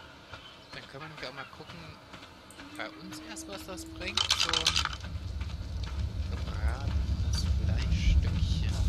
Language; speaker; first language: German; native; German